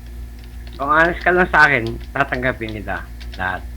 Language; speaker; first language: Filipino; non-native, local second language; Cebuano